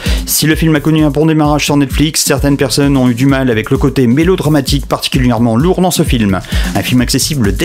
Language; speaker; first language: French; native; French